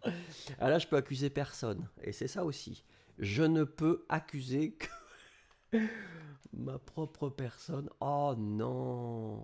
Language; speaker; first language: French; native; French